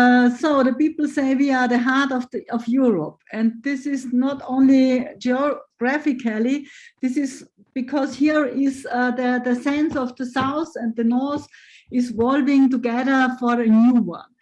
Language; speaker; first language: English; non-native, fluent; German